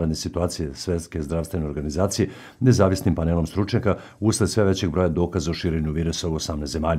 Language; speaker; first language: Serbian; native; Serbian